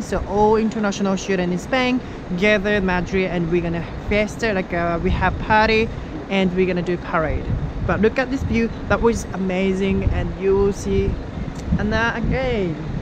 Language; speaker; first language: English; non-native, fluent; Japanese